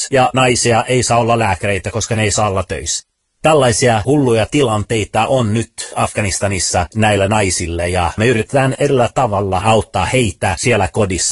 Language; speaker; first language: Finnish; early bilingual, other home language; Persian